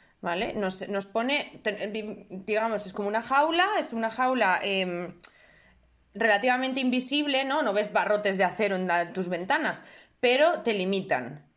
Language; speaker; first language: Spanish; native; Spanish